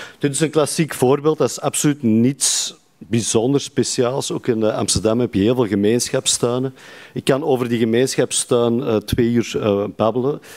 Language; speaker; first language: Dutch; native; Dutch